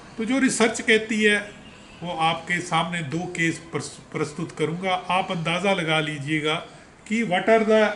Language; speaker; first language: Hindi; non-native, local second language; Punjabi